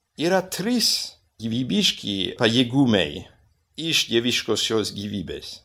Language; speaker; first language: Lithuanian; non-native, fluent; French